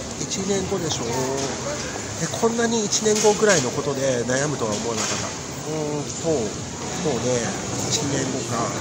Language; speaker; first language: Japanese; native; Japanese